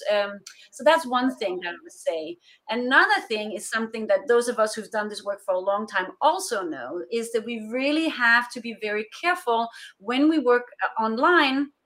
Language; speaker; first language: English; non-native, fluent; Danish